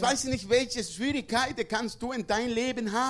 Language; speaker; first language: German; non-native, learner; Spanish